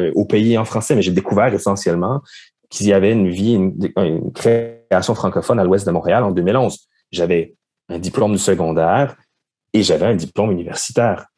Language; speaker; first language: French; native; French